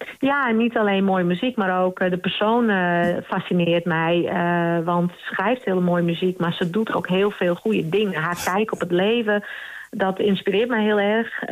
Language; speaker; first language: Dutch; non-native, local second language; Western Frisian